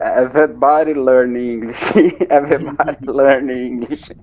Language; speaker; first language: English; non-native, learner; Portuguese